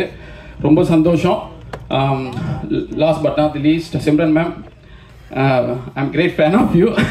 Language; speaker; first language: Tamil; native; Tamil